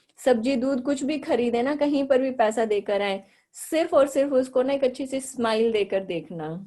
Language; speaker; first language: Hindi; native; Hindi